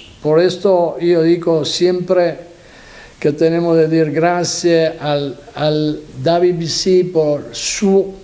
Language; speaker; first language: Spanish; non-native, learner; Italian